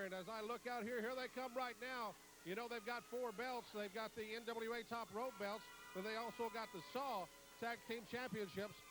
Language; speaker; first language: English; native; English